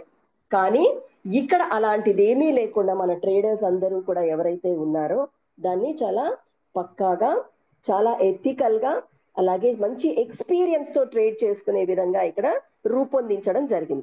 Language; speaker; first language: Telugu; native; Telugu